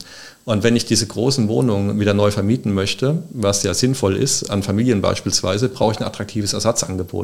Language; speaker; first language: German; native; German